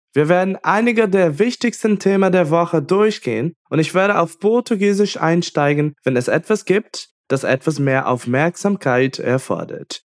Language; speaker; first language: German; non-native, fluent; Portuguese